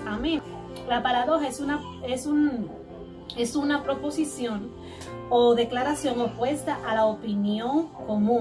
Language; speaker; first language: Spanish; native; Spanish